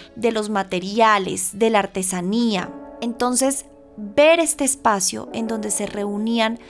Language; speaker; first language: Spanish; native; Spanish